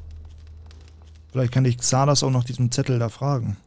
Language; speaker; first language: German; native; German